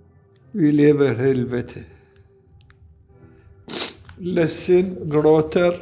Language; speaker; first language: Swedish; non-native, learner; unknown